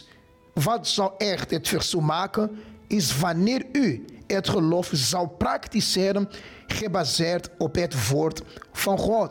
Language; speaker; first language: Dutch; non-native, fluent; Portuguese